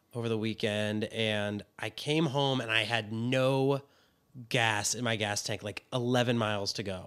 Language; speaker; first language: English; native; English